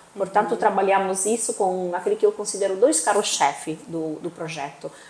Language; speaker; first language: Portuguese; non-native, fluent; Italian